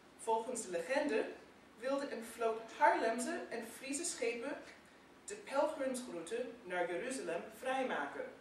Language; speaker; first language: Dutch; non-native, fluent; English